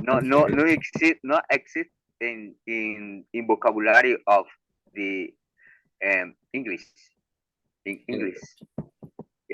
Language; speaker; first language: English; non-native, learner; Spanish